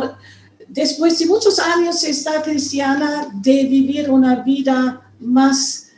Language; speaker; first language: Spanish; non-native, fluent; German